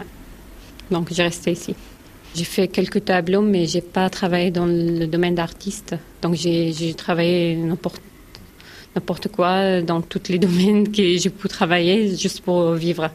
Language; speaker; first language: French; non-native, local second language; Arabic